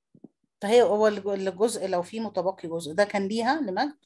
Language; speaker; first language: Arabic; native; Arabic